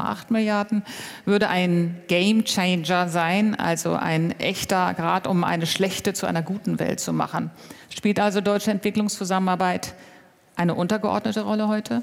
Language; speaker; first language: German; native; German